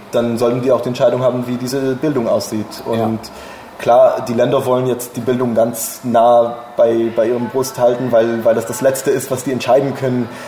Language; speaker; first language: German; non-native, fluent; English